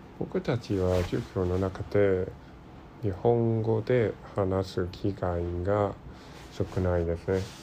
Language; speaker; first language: Japanese; non-native, learner; Cantonese